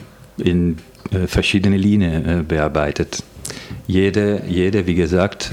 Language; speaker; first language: German; non-native, fluent; Italian